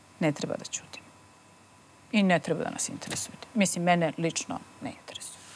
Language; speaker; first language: Serbian; native; Serbian